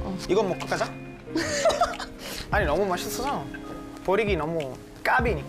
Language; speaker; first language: Korean; non-native, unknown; Italian